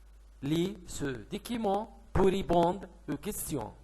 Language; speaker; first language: French; non-native, fluent; Arabic